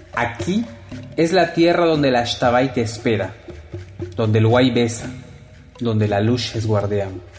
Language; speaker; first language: Spanish; native; Spanish